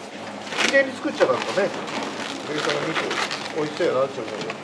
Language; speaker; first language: Japanese; native; Japanese